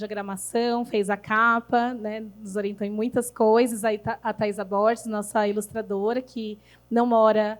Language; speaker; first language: Portuguese; native; Portuguese